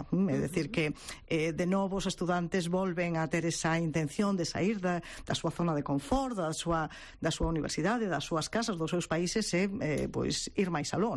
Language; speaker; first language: Spanish; non-native, local second language; Galician